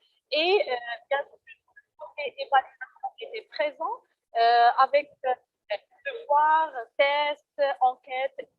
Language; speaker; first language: French; non-native, local second language; Arabic